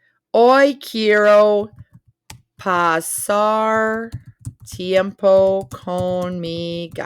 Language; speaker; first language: Spanish; non-native, fluent; English